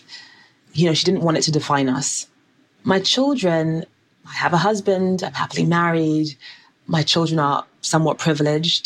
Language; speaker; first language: English; native; English